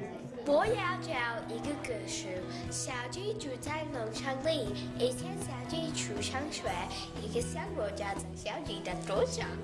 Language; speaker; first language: Chinese; non-native, learner; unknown